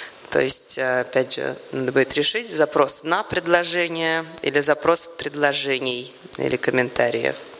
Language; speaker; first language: Russian; native; Russian